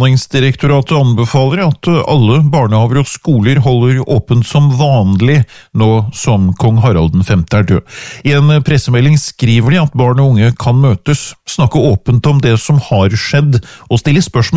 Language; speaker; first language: Norwegian; native; Norwegian